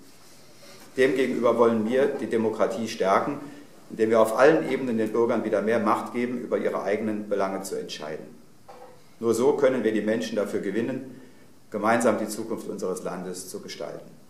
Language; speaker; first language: German; native; German